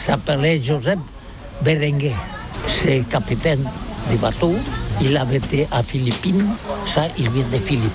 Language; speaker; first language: French; non-native, learner; Catalan